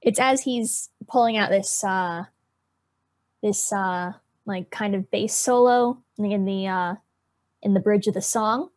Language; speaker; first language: English; native; English